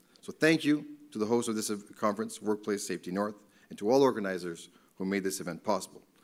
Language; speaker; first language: English; native; English